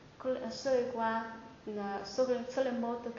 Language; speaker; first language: Japanese; non-native, learner; Vietnamese